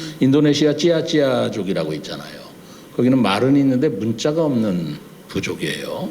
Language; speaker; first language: Korean; native; Korean